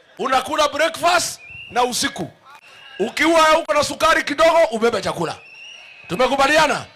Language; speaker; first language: Swahili; non-native, local second language; Kikuyu